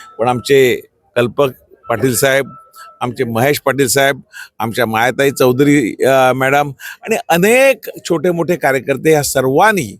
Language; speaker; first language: Marathi; native; Marathi